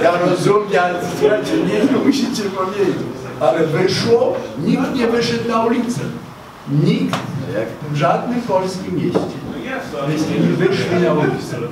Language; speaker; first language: Polish; non-native, fluent; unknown